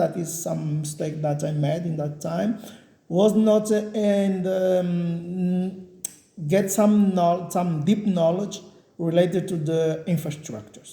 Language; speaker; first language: English; non-native, learner; Portuguese